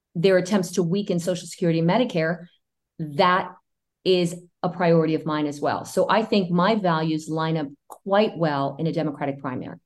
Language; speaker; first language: English; early bilingual, other home language; Spanish